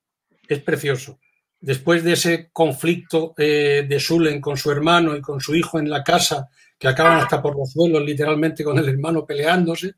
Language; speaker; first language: Spanish; native; Spanish